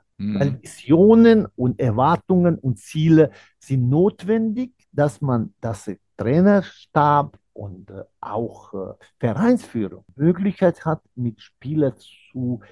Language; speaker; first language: German; non-native, fluent; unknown